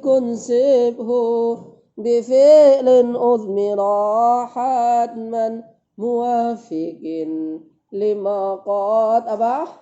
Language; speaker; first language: Arabic; non-native, fluent; Indonesian